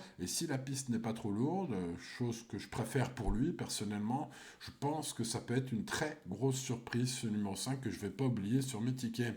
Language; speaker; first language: French; native; French